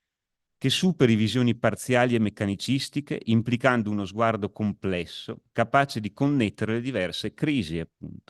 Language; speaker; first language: Italian; native; Italian